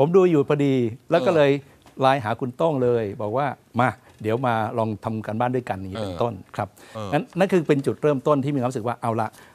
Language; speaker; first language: Thai; native; Thai